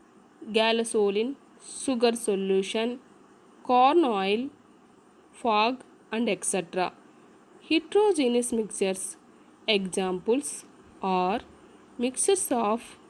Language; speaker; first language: English; non-native, local second language; Telugu